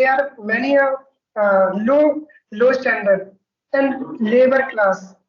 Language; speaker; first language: English; non-native, learner; Hindi